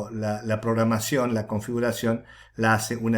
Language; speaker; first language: Spanish; native; Spanish